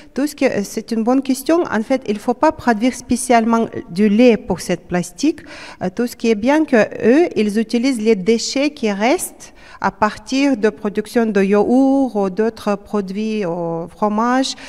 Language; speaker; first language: French; non-native, fluent; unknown